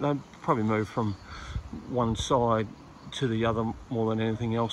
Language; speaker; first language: English; native; English